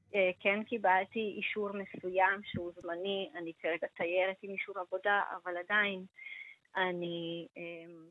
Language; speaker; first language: Hebrew; non-native, fluent; Hungarian